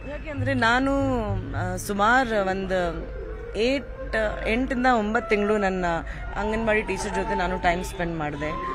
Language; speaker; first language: Kannada; non-native, fluent; Hindi